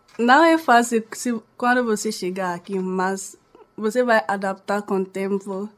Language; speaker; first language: Portuguese; non-native, learner; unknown